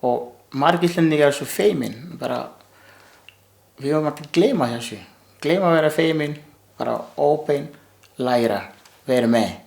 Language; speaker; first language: Icelandic; non-native, learner; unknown